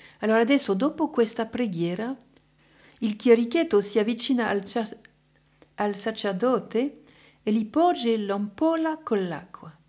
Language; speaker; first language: Italian; non-native, fluent; French